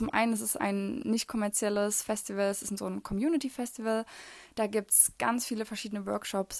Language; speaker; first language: German; native; German